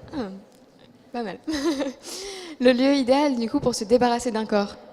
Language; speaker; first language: French; native; French